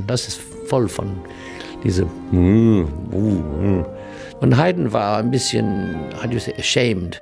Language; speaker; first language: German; non-native, learner; English